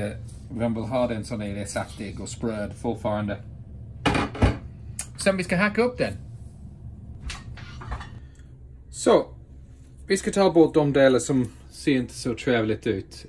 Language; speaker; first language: Swedish; non-native, fluent; English